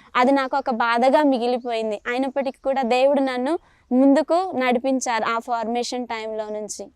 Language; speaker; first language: Telugu; native; Telugu